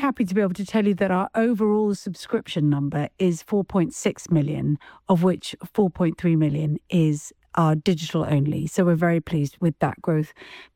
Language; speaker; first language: English; native; English